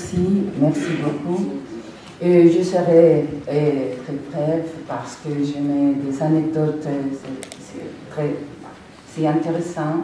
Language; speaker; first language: French; non-native, fluent; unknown